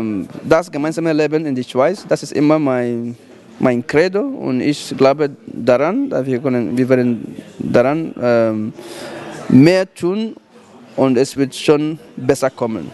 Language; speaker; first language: German; non-native, fluent; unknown